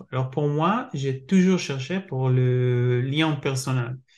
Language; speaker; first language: French; non-native, learner; Hebrew